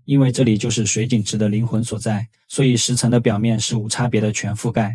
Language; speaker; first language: Chinese; native; Chinese